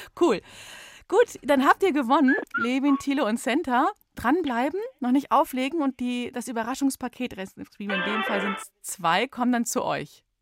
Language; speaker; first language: German; native; German